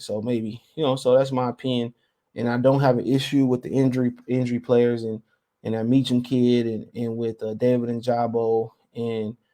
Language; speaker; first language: English; native; English